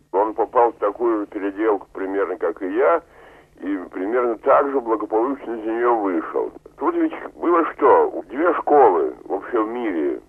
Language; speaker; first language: Russian; native; Russian